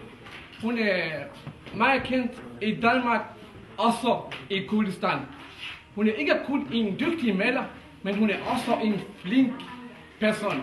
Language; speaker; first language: Danish; non-native, fluent; Kurdish